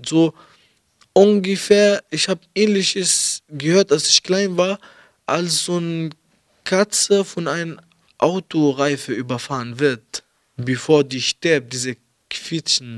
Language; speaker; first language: German; early bilingual, other home language; Arabic